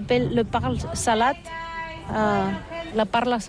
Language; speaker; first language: French; non-native, learner; Catalan